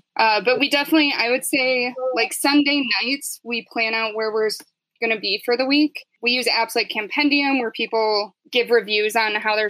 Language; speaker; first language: English; native; English